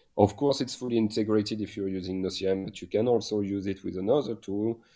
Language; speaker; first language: English; non-native, fluent; French